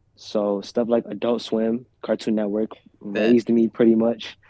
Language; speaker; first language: English; native; English